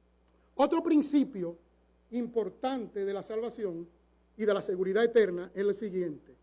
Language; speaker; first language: Spanish; native; Spanish